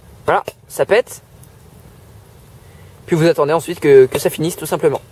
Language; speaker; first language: French; native; French